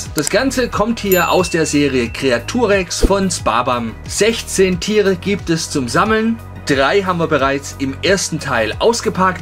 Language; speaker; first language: German; native; German